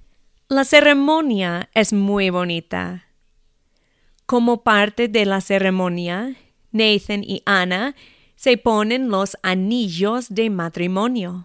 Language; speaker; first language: Spanish; non-native, fluent; English